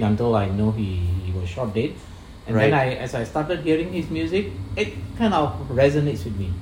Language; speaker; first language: English; non-native, local second language; Punjabi